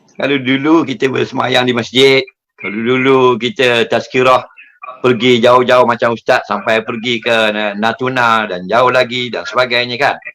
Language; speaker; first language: Malay; native; Malay